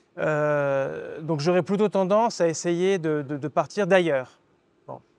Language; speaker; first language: French; native; French